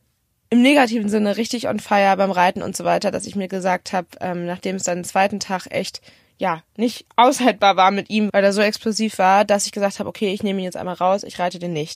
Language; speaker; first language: German; native; German